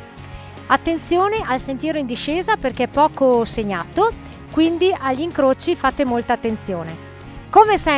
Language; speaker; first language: Italian; native; Italian